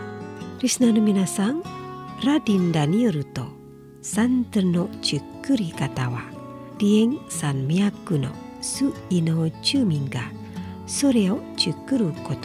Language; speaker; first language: Japanese; non-native, fluent; Indonesian